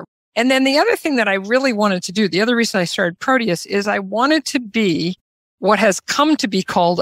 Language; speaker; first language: English; native; English